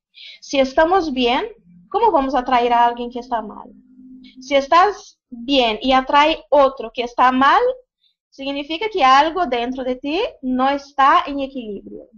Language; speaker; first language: Spanish; non-native, fluent; Portuguese